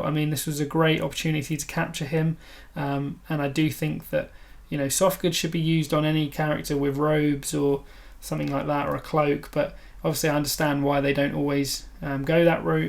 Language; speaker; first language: English; native; English